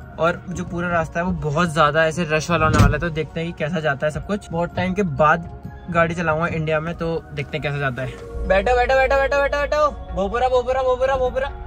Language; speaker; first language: Hindi; native; Hindi